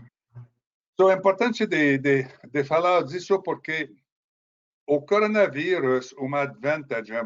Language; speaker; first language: Portuguese; non-native, fluent; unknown